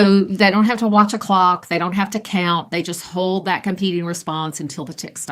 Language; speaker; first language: English; native; English